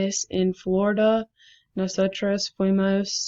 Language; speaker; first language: Spanish; non-native, learner; English